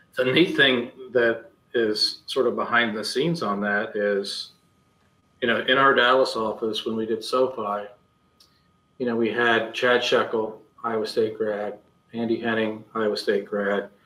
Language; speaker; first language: English; native; English